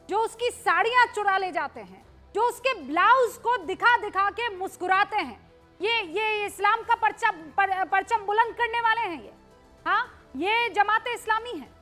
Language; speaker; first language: Hindi; native; Hindi